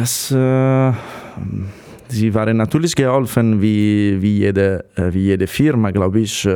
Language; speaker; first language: German; non-native, fluent; Italian